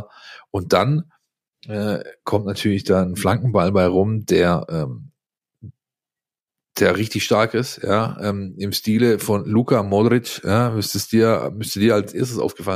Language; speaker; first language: German; native; German